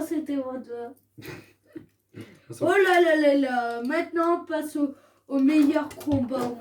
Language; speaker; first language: French; native; French